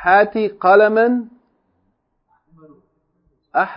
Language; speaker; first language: Arabic; non-native, fluent; English